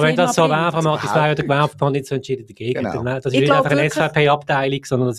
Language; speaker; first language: German; native; German